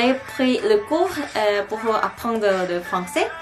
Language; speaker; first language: French; non-native, learner; Korean